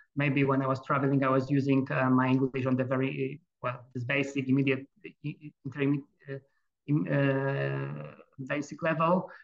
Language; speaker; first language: English; non-native, fluent; Polish